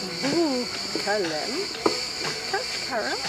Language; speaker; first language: Turkish; non-native, learner; English